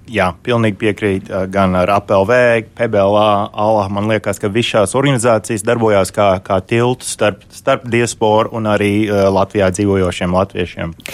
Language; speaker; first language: Latvian; early bilingual, heritage; Latvian